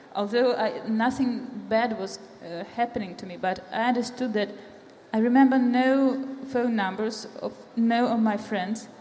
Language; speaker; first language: English; non-native, fluent; Russian